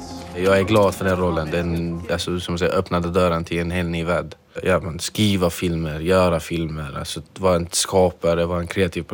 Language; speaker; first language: Swedish; non-native, fluent; Arabic